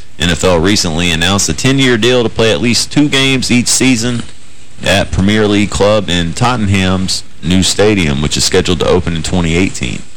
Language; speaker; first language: English; native; English